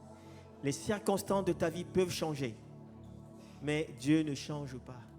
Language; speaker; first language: French; native; French